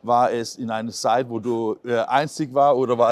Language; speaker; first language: German; non-native, learner; Danish